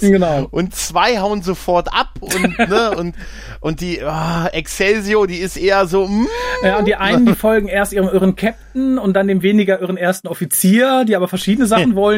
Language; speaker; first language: German; native; German